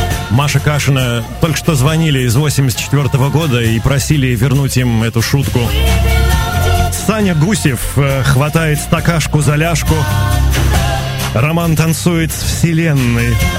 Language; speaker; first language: Russian; native; Russian